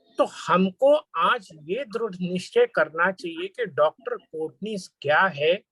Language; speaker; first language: Hindi; non-native, local second language; Marathi